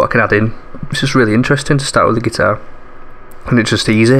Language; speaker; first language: English; native; English